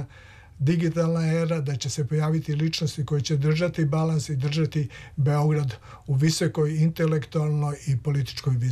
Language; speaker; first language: Serbian; native; Serbian